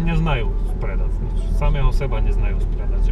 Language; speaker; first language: Polish; non-native, learner; Slovak